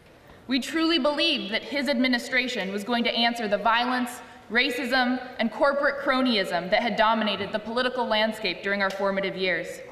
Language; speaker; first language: English; native; English